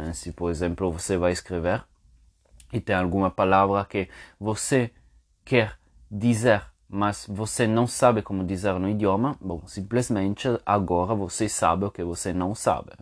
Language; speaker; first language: Portuguese; non-native, fluent; Spanish